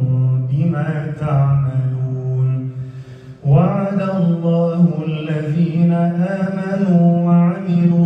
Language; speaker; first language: Arabic; native; Arabic